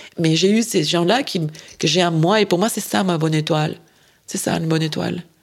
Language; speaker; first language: French; non-native, fluent; Spanish